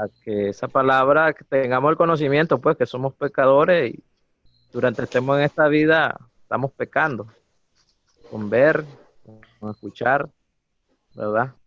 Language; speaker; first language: Spanish; native; Spanish